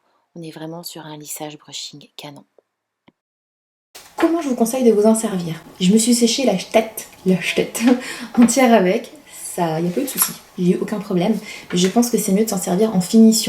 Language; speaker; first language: French; native; French